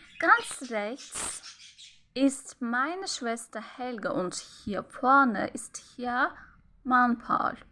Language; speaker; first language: German; non-native, fluent; Turkish